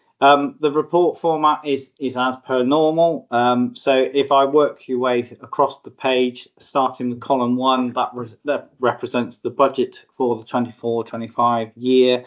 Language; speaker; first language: English; native; English